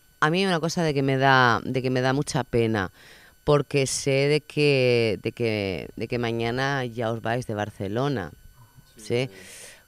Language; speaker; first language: Spanish; non-native, local second language; Catalan